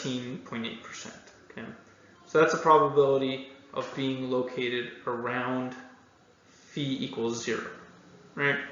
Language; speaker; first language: English; native; English